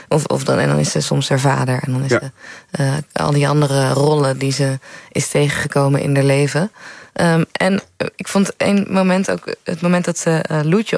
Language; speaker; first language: Dutch; native; Dutch